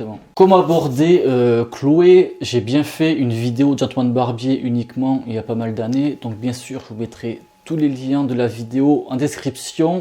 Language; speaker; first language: French; native; French